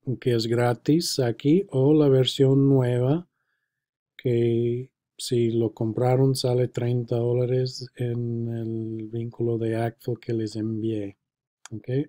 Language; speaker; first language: Spanish; non-native, fluent; English